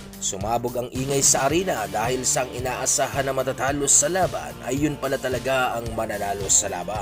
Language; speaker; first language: Filipino; non-native, local second language; Cebuano